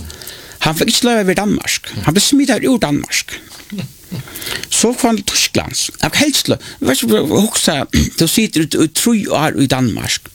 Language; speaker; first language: Norwegian; non-native, learner; Faroese